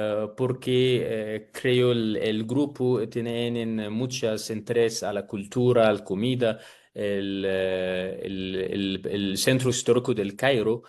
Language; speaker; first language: Spanish; non-native, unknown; Arabic